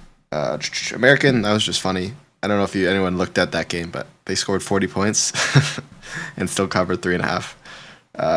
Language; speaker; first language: English; native; English